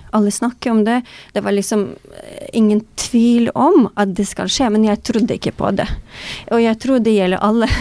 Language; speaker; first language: Norwegian; non-native, fluent; Ukrainian